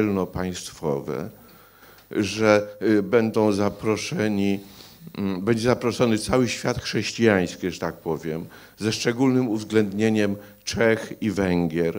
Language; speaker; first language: Polish; native; Polish